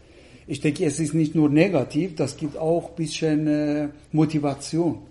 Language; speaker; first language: German; non-native, fluent; Persian